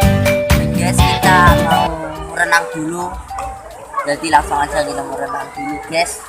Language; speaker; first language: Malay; non-native, local second language; Javanese